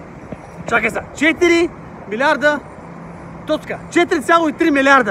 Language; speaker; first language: Bulgarian; native; Bulgarian